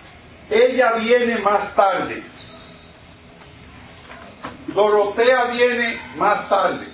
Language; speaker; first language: Spanish; non-native, fluent; English